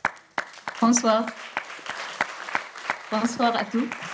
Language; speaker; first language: French; non-native, learner; Arabic